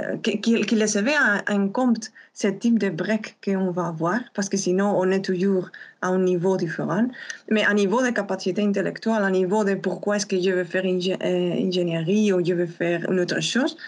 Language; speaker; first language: French; non-native, fluent; Spanish